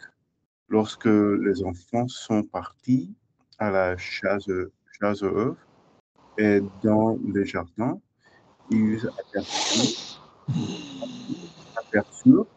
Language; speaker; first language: French; non-native, learner; English